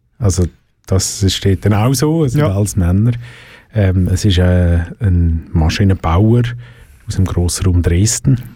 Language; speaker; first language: German; native; German